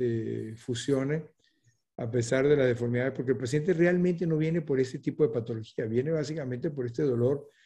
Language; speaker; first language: Spanish; native; Spanish